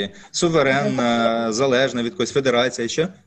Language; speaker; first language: Ukrainian; native; Ukrainian